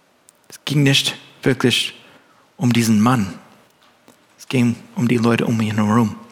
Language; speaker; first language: German; non-native, fluent; English